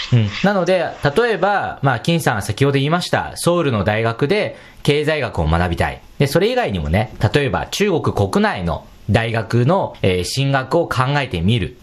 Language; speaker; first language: Japanese; non-native, fluent; Chinese